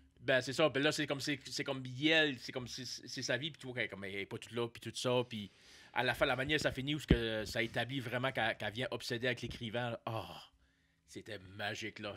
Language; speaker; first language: French; native; French